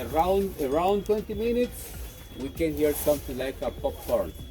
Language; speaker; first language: English; non-native, learner; Spanish